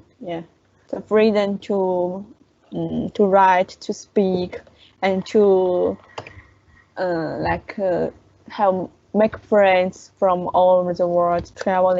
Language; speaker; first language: English; non-native, learner; Chinese